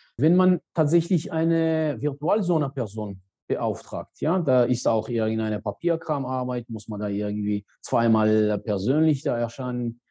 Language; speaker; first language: German; non-native, fluent; Georgian